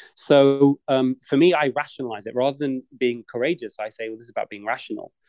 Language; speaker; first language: English; native; English